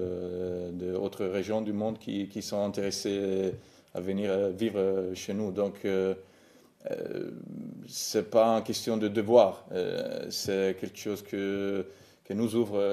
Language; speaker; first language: French; non-native, fluent; Italian